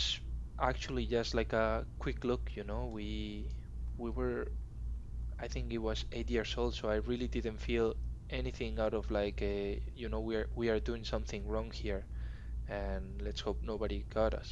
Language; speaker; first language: English; non-native, fluent; Spanish